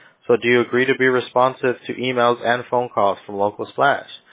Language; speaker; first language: English; early bilingual, other home language; Spanish